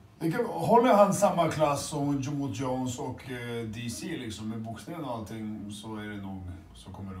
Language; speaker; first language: Swedish; early bilingual, other home language; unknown